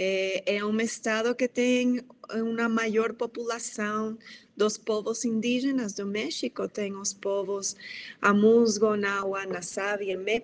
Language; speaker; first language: Portuguese; non-native, fluent; Spanish